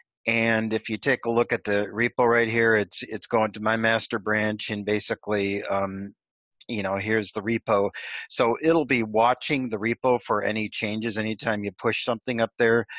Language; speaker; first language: English; native; English